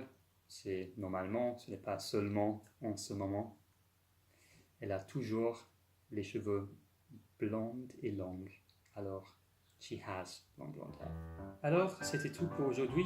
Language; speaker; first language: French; non-native, fluent; English